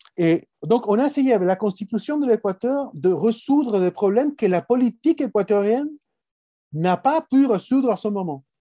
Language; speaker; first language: French; non-native, fluent; Spanish